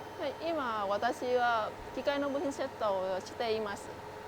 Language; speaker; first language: Japanese; non-native, learner; Vietnamese